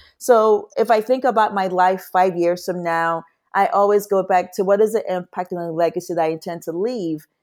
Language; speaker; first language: English; non-native, local second language; Yoruba